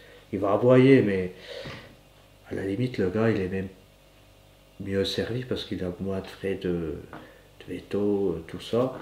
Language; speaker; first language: French; native; French